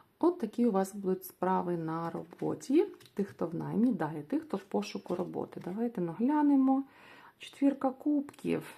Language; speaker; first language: Ukrainian; non-native, local second language; Russian